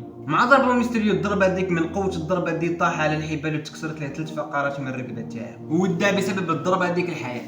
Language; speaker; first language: Arabic; native; Arabic